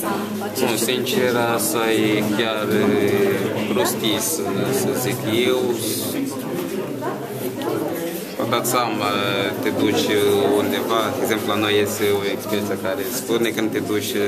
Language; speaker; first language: Romanian; non-native, learner; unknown